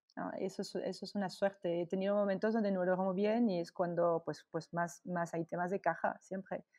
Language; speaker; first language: Spanish; non-native, fluent; French